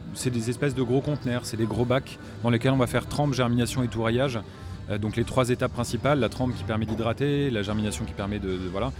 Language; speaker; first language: French; native; French